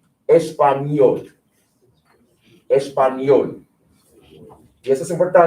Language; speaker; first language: Spanish; non-native, fluent; English